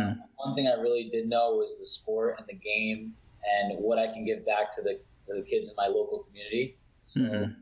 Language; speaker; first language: English; early bilingual, other home language; Italian